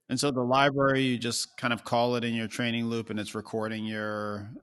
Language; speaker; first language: English; native; English